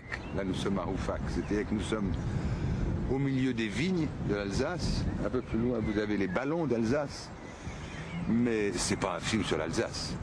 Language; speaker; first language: French; native; French